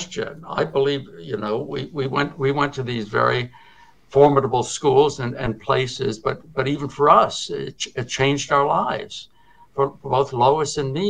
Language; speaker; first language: English; native; English